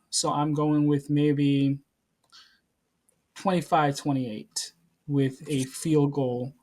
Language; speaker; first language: English; native; English